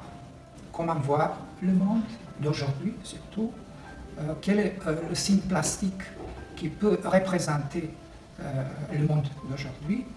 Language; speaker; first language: French; non-native, fluent; Serbian